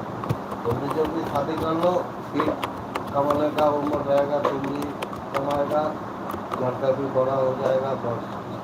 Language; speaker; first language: Hindi; non-native, local second language; Santali